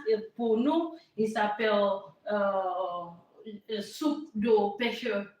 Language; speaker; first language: French; non-native, learner; English